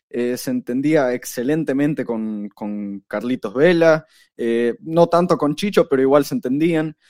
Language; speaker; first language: Spanish; native; Spanish